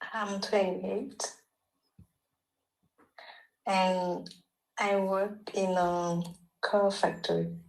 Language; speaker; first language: English; non-native, learner; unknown